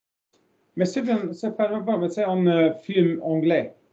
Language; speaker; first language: French; non-native, learner; German